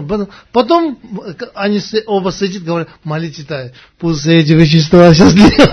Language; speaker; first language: Russian; non-native, learner; Tibetan